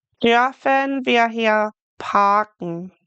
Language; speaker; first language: German; non-native, fluent; English